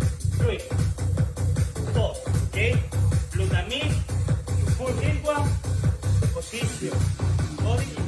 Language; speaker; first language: English; non-native, learner; Spanish